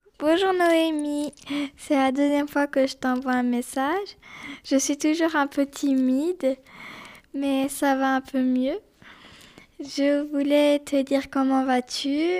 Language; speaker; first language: French; early bilingual, other home language; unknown